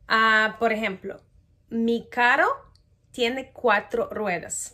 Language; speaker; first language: Spanish; non-native, fluent; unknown